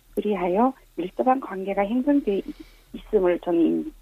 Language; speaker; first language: Korean; early bilingual, heritage; Korean